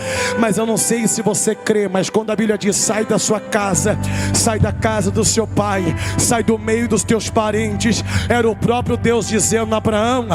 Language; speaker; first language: Portuguese; native; Portuguese